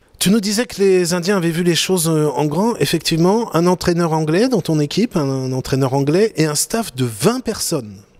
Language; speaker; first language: French; native; French